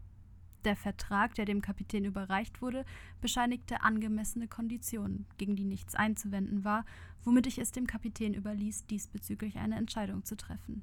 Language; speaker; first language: German; native; German